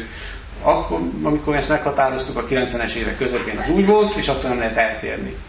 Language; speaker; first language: Hungarian; native; Hungarian